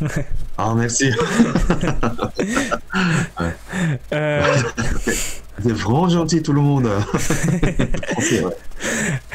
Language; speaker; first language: French; non-native, learner; Korean